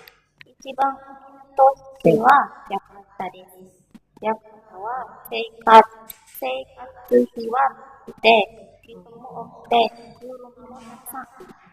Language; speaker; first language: Japanese; non-native, learner; Indonesian